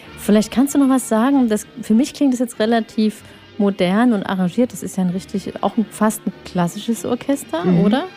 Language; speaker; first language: German; native; German